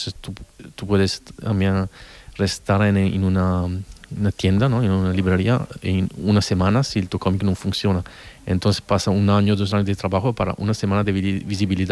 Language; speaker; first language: Spanish; non-native, learner; Italian